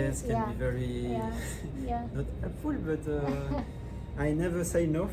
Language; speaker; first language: English; non-native, learner; French